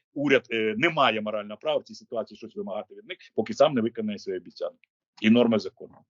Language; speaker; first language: Ukrainian; native; Ukrainian